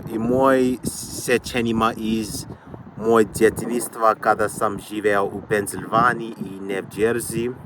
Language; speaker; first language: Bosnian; non-native, learner; English